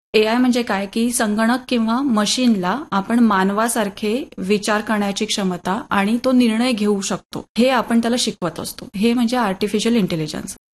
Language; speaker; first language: Marathi; native; Marathi